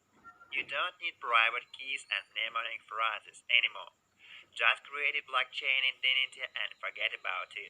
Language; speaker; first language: English; non-native, learner; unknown